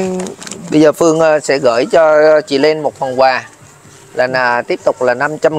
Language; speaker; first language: Vietnamese; native; Vietnamese